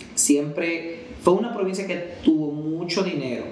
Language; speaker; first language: Spanish; early bilingual, heritage; Spanish